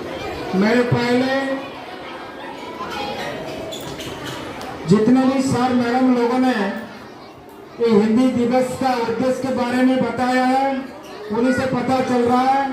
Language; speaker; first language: Hindi; non-native, local second language; Odia